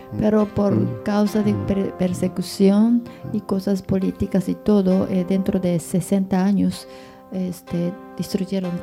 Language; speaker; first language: Spanish; non-native, fluent; Japanese